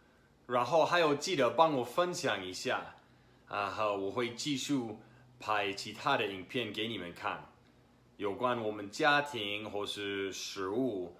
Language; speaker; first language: Chinese; non-native, fluent; English